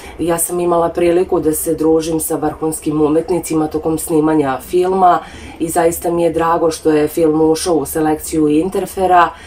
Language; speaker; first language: Serbian; native; Serbian